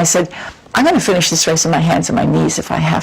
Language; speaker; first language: English; native; English